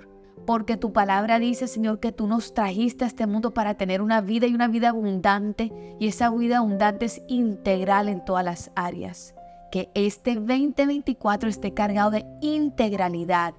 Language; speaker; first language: Spanish; native; Spanish